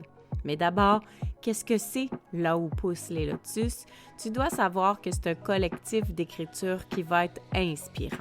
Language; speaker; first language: French; native; French